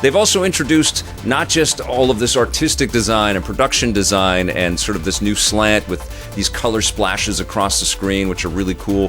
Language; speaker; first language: English; native; English